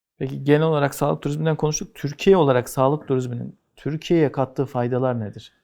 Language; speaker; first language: Turkish; native; Turkish